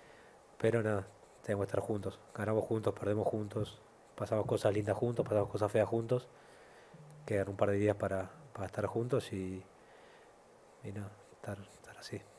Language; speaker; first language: Spanish; native; Spanish